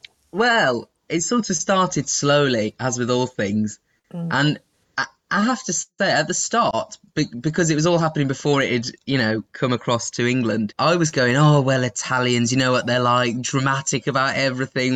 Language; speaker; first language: English; native; English